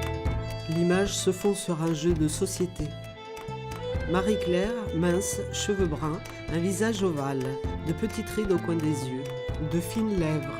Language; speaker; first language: French; native; French